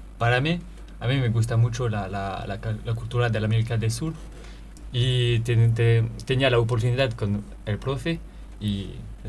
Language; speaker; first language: Spanish; non-native, learner; French